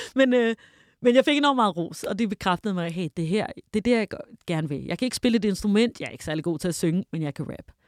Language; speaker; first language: Danish; early bilingual, heritage; Danish